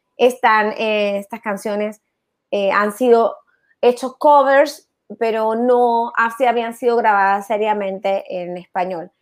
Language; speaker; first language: Spanish; native; Spanish